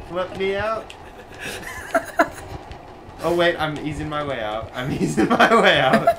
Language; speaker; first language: English; native; English